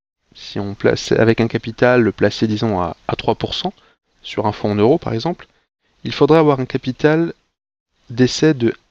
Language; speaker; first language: French; native; French